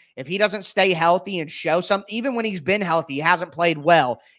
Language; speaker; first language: English; native; English